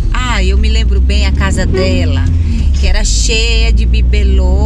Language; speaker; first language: Portuguese; native; Portuguese